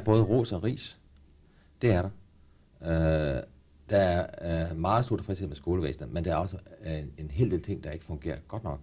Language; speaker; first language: Danish; native; Danish